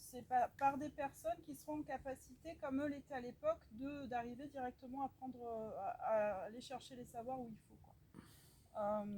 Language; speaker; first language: French; native; French